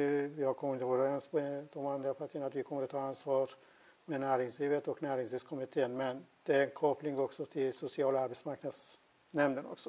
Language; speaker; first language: Swedish; non-native, fluent; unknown